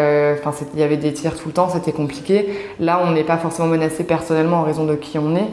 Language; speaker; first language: French; native; French